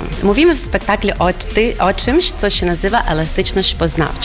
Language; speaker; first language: Polish; non-native, fluent; Ukrainian